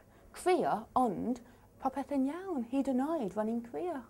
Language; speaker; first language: Welsh; non-native, learner; English